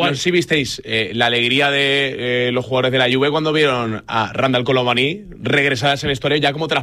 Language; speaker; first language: Spanish; native; Spanish